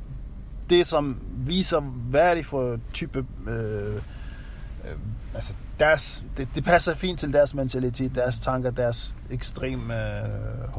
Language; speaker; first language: Danish; non-native, fluent; Arabic